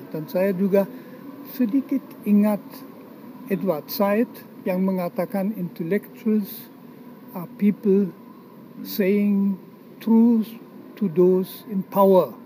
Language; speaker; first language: Indonesian; non-native, fluent; German